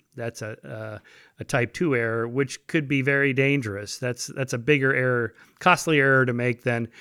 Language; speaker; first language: English; native; English